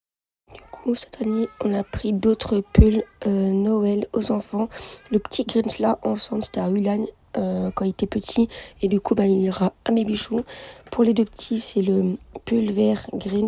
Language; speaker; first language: French; native; French